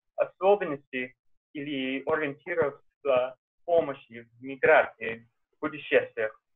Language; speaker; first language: Russian; non-native, fluent; English